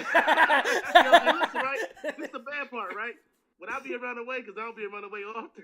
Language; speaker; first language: English; native; English